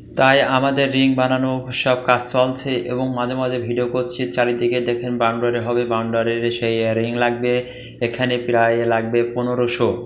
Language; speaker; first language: Bangla; native; Bangla